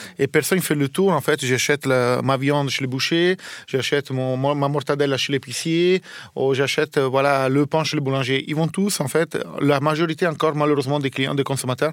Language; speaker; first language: French; non-native, fluent; Italian